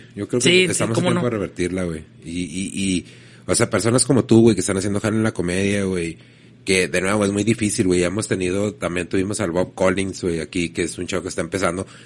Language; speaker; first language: Spanish; native; Spanish